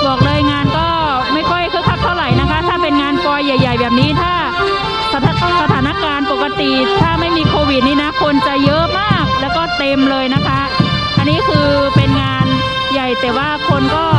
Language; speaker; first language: Thai; non-native, fluent; Khün